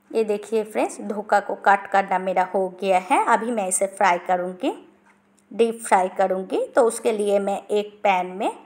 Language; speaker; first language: Hindi; non-native, local second language; Bangla